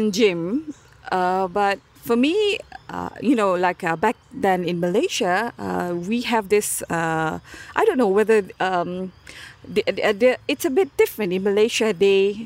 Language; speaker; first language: English; non-native, local second language; Malay